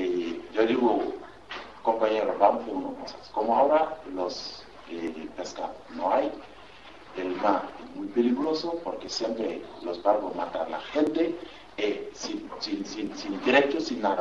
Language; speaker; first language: Spanish; non-native, learner; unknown